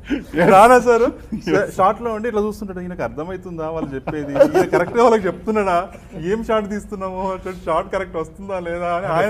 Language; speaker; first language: Telugu; native; Telugu